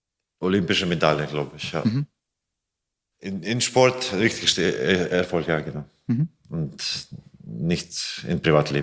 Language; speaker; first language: German; non-native, fluent; Latvian